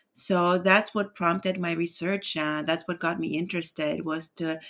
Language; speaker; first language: English; non-native, fluent; Greek